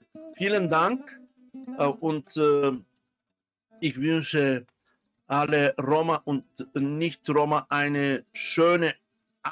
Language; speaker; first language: German; non-native, fluent; Romany